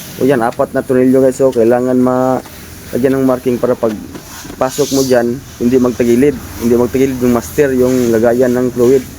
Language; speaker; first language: Filipino; non-native, local second language; Cebuano